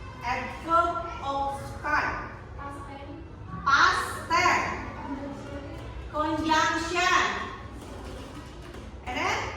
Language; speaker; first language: English; non-native, local second language; Indonesian